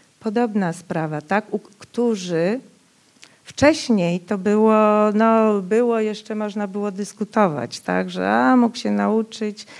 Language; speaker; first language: Polish; non-native, local second language; Rusyn